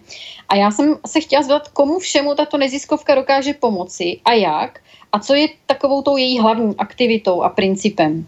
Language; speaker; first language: Czech; native; Czech